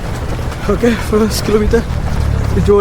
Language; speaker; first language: English; non-native, local second language; Malay